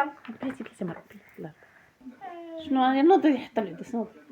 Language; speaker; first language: Arabic; native; Arabic